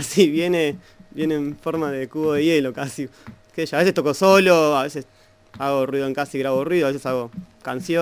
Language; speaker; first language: Spanish; native; Spanish